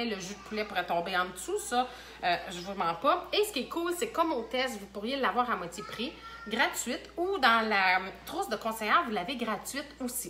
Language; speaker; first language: French; native; French